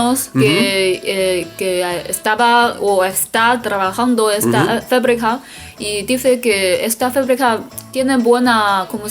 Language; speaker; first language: Spanish; non-native, learner; Chinese